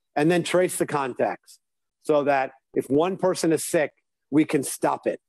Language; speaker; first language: English; native; English